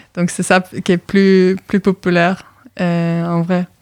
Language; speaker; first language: French; non-native, fluent; Norwegian